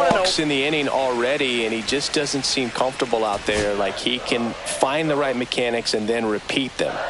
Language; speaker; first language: English; native; English